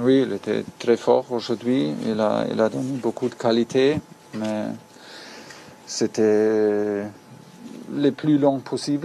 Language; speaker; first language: French; non-native, learner; German